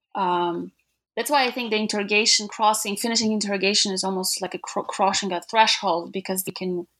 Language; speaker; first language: English; non-native, fluent; Polish